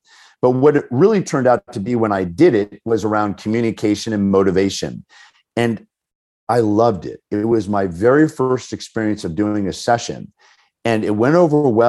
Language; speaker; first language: English; native; English